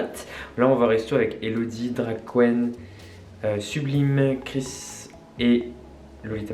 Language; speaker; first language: French; native; French